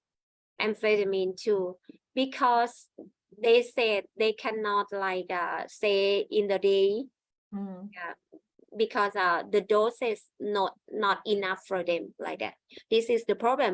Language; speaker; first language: English; non-native, learner; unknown